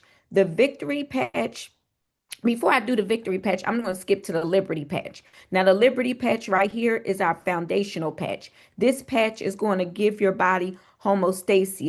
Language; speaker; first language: English; native; English